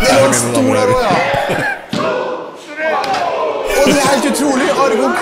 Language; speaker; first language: Norwegian; native; Norwegian